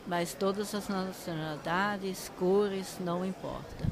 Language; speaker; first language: Portuguese; non-native, fluent; German